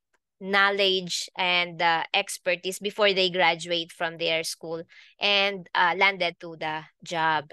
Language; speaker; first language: English; non-native, local second language; Filipino